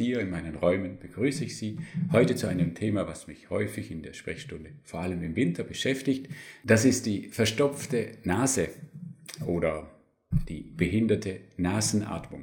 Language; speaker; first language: German; native; German